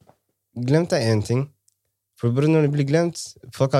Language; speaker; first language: Norwegian; early bilingual, other home language; Somali